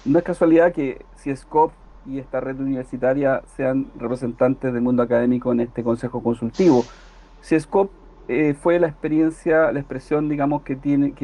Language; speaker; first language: Spanish; native; Spanish